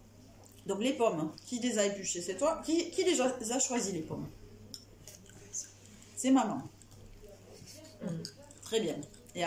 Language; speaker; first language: French; native; French